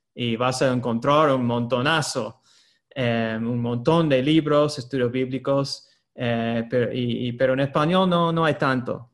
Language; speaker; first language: Spanish; non-native, fluent; English